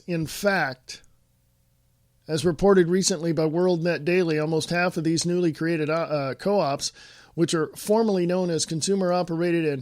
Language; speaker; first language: English; native; English